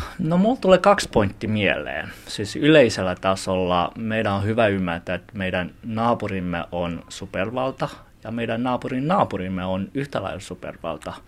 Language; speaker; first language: Finnish; early bilingual, other home language; Chinese